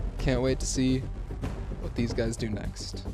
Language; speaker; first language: English; native; English